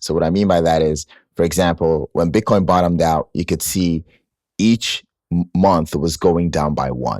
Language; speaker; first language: English; native; English